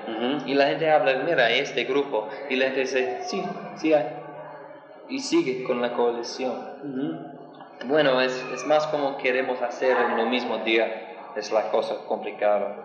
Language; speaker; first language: Spanish; non-native, learner; English